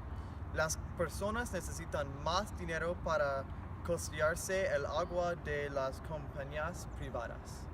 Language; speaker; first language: Spanish; non-native, learner; English